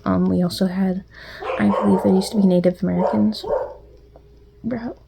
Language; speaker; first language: English; native; English